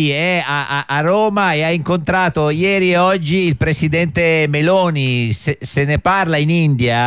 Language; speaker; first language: Italian; native; Italian